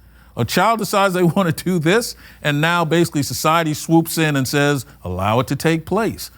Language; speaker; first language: English; native; English